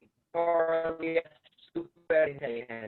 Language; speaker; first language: Spanish; non-native, learner; English